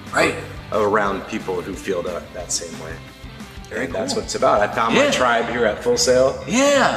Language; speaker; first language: English; native; English